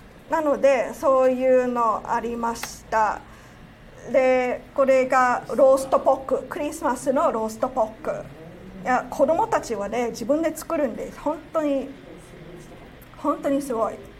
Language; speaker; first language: Japanese; non-native, fluent; Cantonese